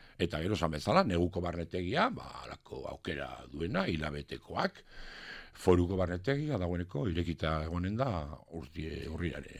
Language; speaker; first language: Basque; non-native, local second language; French